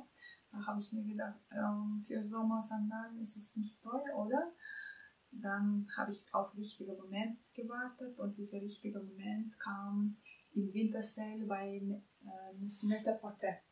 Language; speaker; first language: German; non-native, fluent; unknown